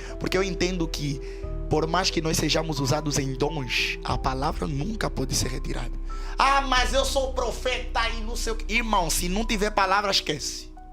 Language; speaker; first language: Portuguese; native; Portuguese